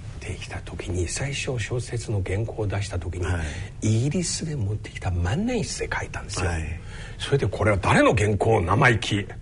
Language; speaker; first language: Japanese; non-native, fluent; Chinese